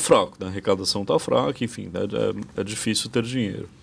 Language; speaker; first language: Portuguese; native; Portuguese